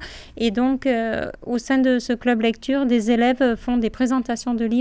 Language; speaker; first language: French; native; French